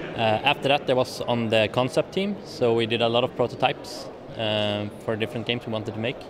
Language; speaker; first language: English; non-native, fluent; Swedish